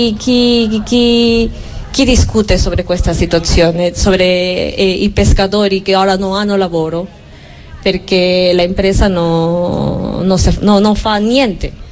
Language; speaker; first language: Italian; non-native, fluent; Spanish